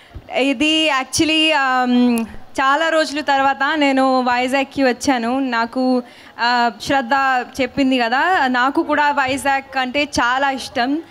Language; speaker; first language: Telugu; non-native, learner; Hindi